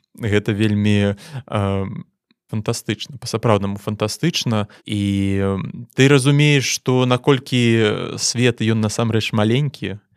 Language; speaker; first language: Belarusian; non-native, local second language; Russian